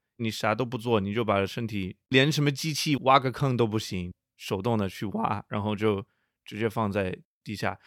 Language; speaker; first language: Chinese; non-native, fluent; English